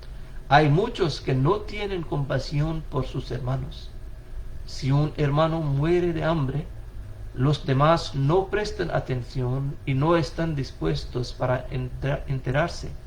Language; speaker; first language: Spanish; non-native, fluent; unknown